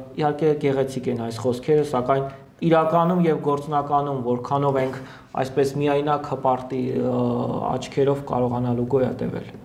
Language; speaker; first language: Armenian; native; Armenian